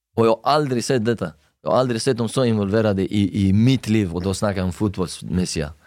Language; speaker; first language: Swedish; non-native, fluent; Persian